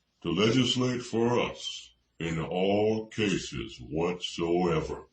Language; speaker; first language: English; native; English